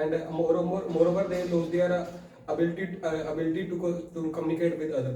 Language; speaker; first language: English; non-native, learner; Punjabi